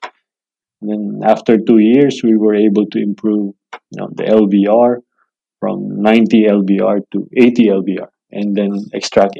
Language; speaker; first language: English; non-native, local second language; Filipino